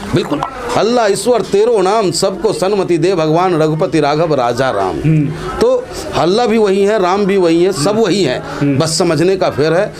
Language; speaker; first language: Hindi; native; Hindi